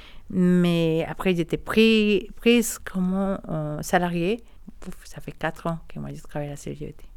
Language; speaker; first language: French; non-native, learner; Spanish